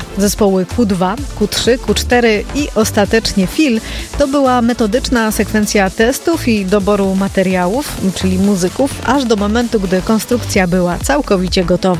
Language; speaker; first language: Polish; native; Polish